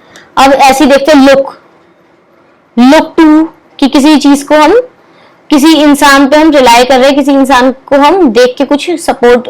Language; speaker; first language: Hindi; native; Hindi